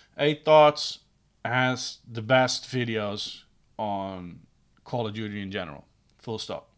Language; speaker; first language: English; non-native, fluent; Dutch